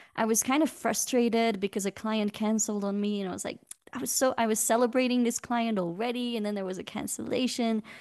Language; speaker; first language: English; non-native, fluent; Dutch